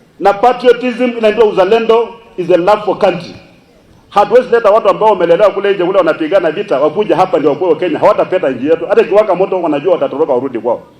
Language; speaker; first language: Swahili; non-native, local second language; Luyia